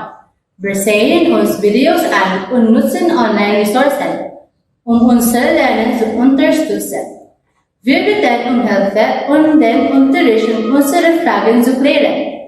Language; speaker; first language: German; non-native, learner; Filipino